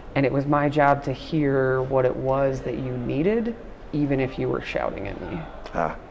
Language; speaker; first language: English; native; English